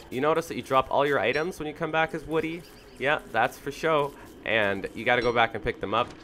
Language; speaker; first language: English; native; English